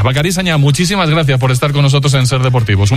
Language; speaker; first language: Spanish; native; Spanish